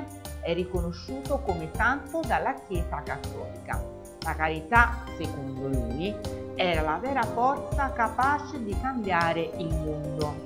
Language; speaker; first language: Italian; native; Italian